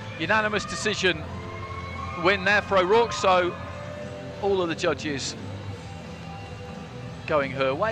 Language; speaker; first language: English; native; English